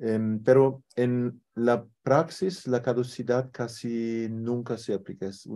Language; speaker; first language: Spanish; non-native, fluent; German